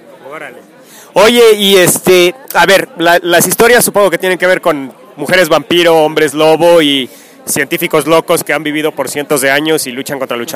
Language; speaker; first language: Spanish; native; Spanish